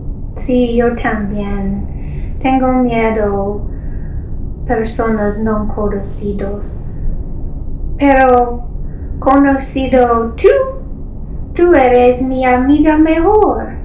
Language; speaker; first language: Spanish; non-native, learner; English